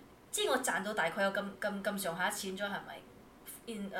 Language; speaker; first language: Cantonese; native; Cantonese